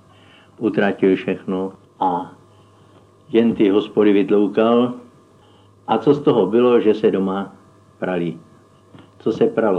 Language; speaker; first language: Czech; native; Czech